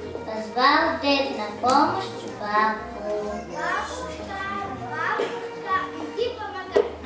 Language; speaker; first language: Russian; non-native, learner; Bulgarian